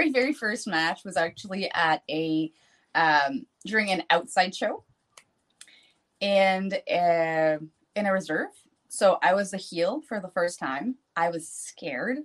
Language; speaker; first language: English; non-native, fluent; French